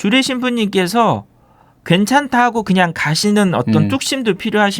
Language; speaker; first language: Korean; native; Korean